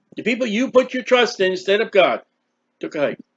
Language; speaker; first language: English; native; English